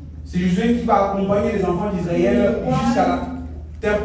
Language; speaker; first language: French; non-native, local second language; Lingala